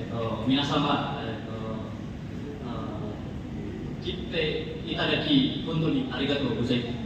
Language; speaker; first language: Japanese; non-native, learner; Indonesian